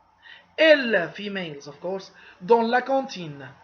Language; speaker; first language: French; non-native, fluent; Arabic